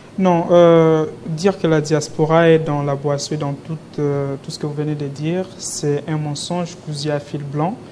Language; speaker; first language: French; non-native, local second language; Lingala